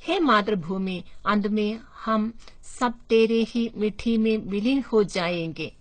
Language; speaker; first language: Hindi; non-native, local second language; Malayalam